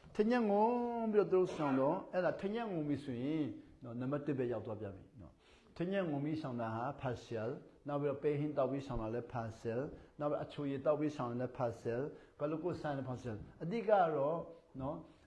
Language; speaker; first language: Burmese; non-native, local second language; Hakha Chin